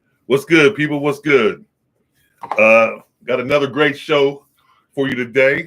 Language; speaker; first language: English; native; English